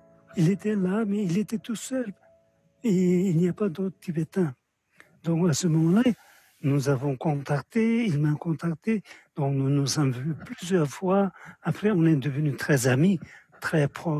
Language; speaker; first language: French; non-native, fluent; Tibetan